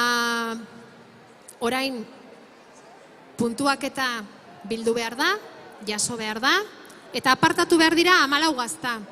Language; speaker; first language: Basque; native; Basque